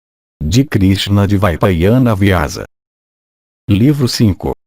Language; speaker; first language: Portuguese; native; Portuguese